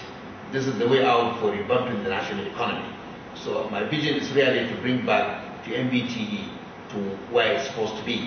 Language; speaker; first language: English; non-native, local second language; Hausa